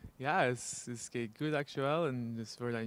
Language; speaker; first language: German; non-native, learner; English